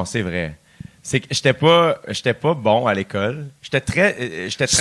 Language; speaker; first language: French; native; French